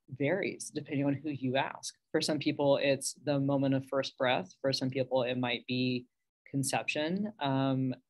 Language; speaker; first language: English; native; English